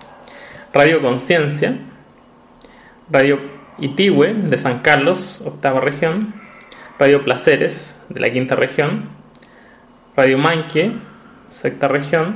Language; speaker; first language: Spanish; native; Spanish